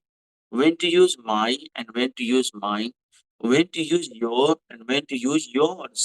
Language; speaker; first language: English; non-native, fluent; Hindi